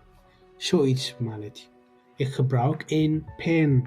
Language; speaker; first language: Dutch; non-native, learner; Tigrinya